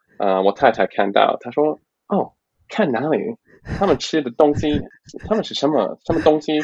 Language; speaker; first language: Chinese; non-native, learner; English